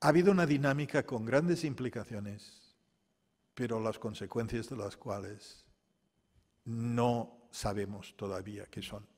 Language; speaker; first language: Spanish; non-native, local second language; Catalan